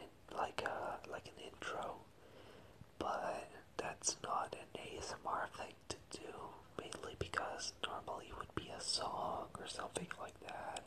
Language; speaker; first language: English; non-native, fluent; Spanish